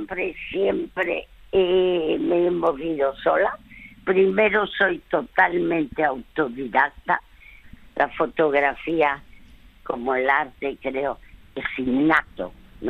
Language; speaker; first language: Spanish; non-native, fluent; French